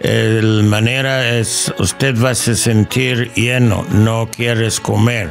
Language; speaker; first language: Spanish; non-native, learner; English